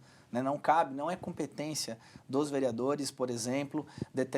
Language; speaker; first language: Portuguese; native; Portuguese